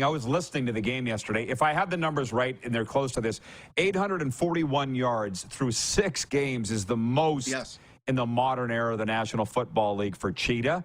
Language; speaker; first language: English; native; English